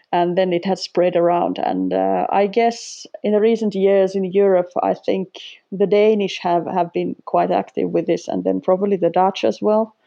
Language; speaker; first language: English; non-native, fluent; Finnish